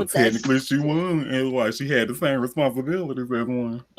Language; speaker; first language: English; native; English